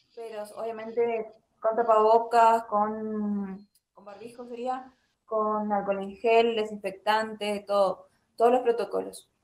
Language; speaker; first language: Spanish; native; Spanish